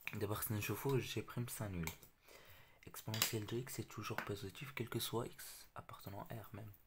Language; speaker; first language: French; non-native, local second language; Arabic